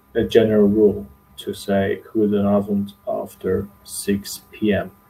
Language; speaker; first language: English; non-native, fluent; Dutch